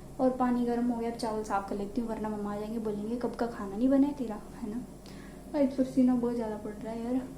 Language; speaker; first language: Hindi; non-native, local second language; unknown